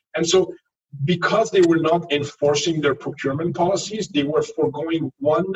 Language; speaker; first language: English; non-native, fluent; French